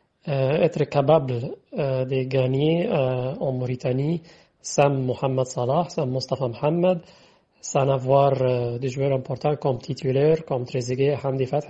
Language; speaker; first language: French; non-native, fluent; Arabic